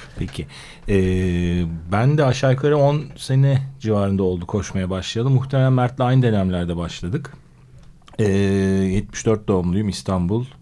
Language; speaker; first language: Turkish; native; Turkish